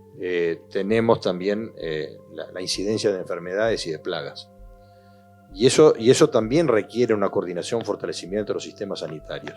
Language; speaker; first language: Spanish; native; Spanish